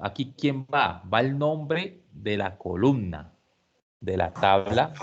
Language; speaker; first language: Spanish; native; Spanish